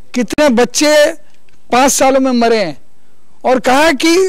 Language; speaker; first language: Hindi; native; Hindi